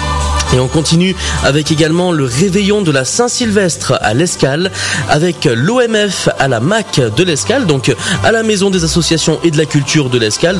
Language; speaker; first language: French; native; French